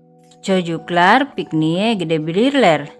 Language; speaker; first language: Turkish; non-native, fluent; Indonesian